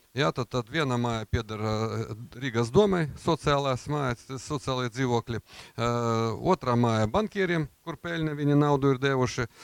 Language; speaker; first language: Latvian; non-native, local second language; Russian